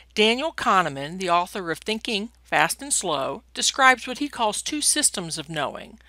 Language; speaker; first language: English; native; English